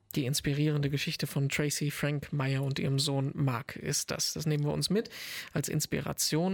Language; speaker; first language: German; native; German